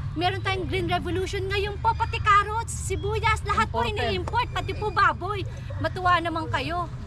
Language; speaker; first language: Filipino; native; Filipino